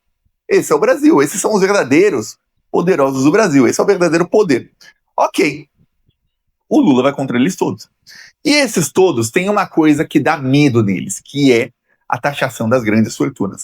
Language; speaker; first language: Portuguese; native; Portuguese